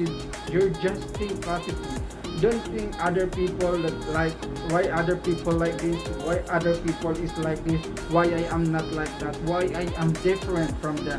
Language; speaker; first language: English; non-native, local second language; Filipino